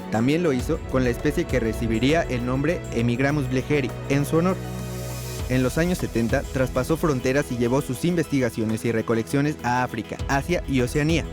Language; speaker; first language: Spanish; native; Spanish